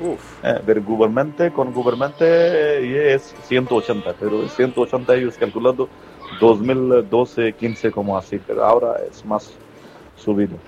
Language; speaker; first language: Spanish; non-native, learner; Bangla